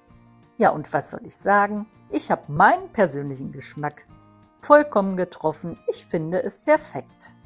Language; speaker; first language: German; native; German